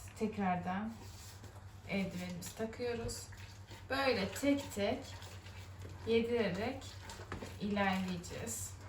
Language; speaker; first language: Turkish; native; Turkish